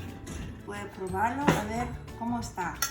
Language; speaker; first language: Spanish; non-native, learner; English